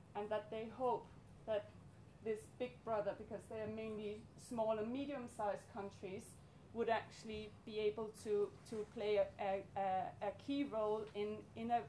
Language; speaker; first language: English; non-native, fluent; Danish